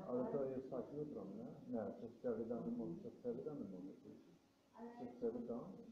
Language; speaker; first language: Polish; non-native, learner; Croatian